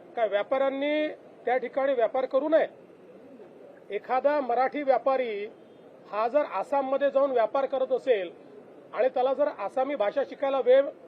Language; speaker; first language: Marathi; native; Marathi